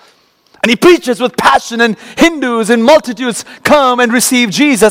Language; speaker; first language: English; non-native, local second language; Malayalam